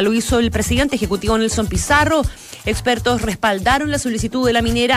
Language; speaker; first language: Spanish; native; Spanish